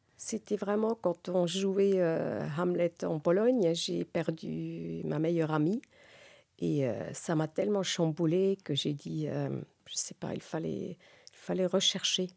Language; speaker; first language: French; non-native, local second language; Swiss German